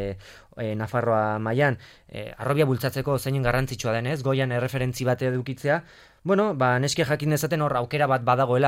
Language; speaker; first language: Basque; native; Basque